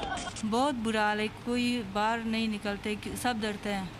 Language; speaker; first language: Hindi; non-native, fluent; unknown